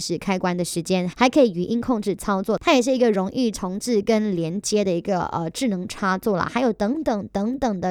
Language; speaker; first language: Chinese; native; Chinese